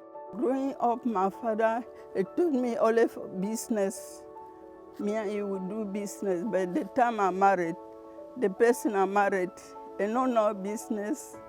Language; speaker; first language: English; non-native, learner; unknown